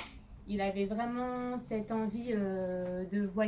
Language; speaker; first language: French; native; French